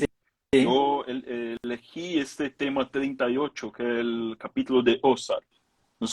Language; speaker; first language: Spanish; non-native, fluent; Portuguese